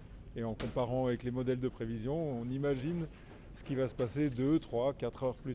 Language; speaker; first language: French; native; French